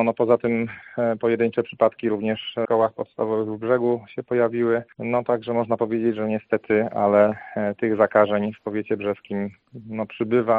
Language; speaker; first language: Polish; native; Polish